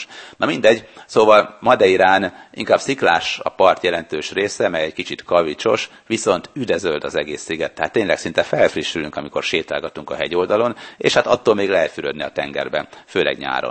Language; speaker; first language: Hungarian; native; Hungarian